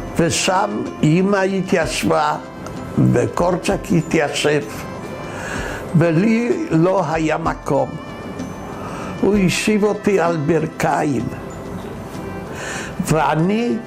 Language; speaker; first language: Hebrew; non-native, fluent; Polish